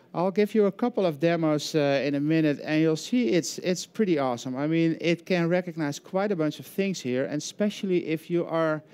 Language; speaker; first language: English; non-native, fluent; Dutch